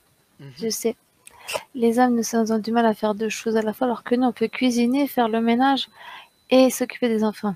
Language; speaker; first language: French; native; French